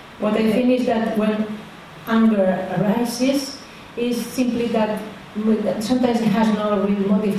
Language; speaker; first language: English; non-native, fluent; Spanish